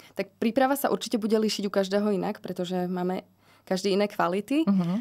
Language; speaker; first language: Slovak; native; Slovak